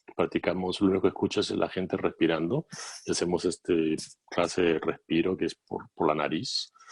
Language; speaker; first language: Spanish; native; Spanish